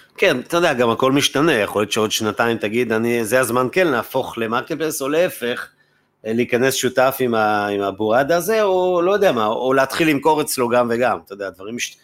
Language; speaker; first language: Hebrew; native; Hebrew